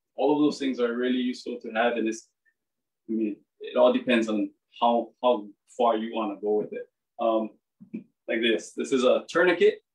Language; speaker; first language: English; native; English